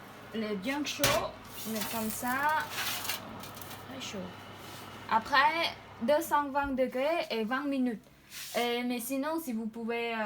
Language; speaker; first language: French; non-native, learner; Khmer